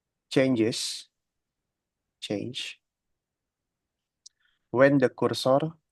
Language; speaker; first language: English; non-native, learner; Indonesian